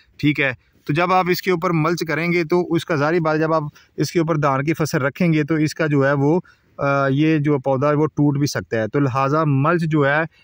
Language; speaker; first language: Urdu; non-native, local second language; Punjabi